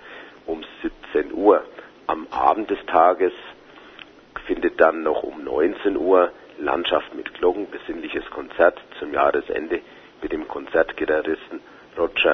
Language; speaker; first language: German; native; German